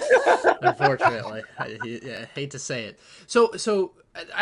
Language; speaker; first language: English; native; English